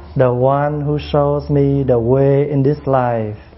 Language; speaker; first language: English; non-native, fluent; Vietnamese